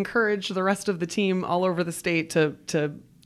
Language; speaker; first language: English; native; English